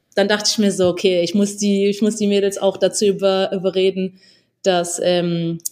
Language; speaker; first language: German; early bilingual, other home language; Albanian